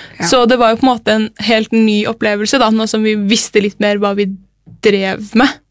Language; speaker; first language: Norwegian; native; Norwegian